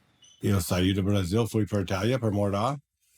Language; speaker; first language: Portuguese; non-native, learner; English